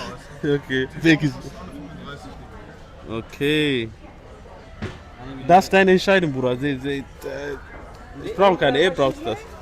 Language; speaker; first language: German; non-native, learner; Amharic